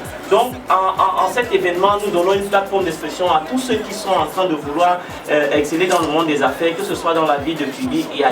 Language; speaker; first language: French; native; French